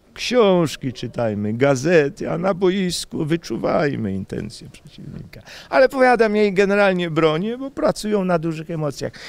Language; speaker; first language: Polish; native; Polish